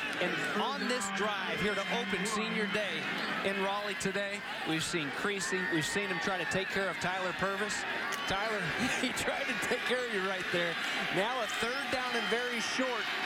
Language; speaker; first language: English; native; English